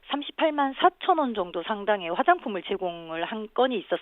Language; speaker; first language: Korean; native; Korean